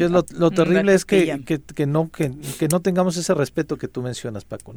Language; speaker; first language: Spanish; native; Spanish